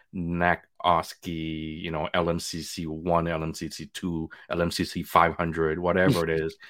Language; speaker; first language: English; native; English